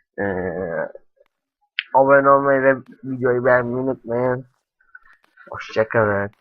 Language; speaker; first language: Turkish; native; Turkish